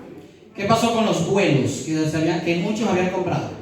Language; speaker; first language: Spanish; native; Spanish